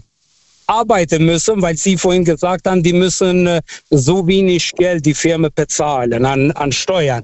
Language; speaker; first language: German; early bilingual, other home language; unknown